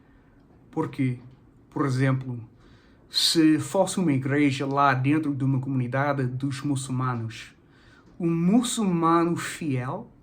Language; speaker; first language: Portuguese; non-native, fluent; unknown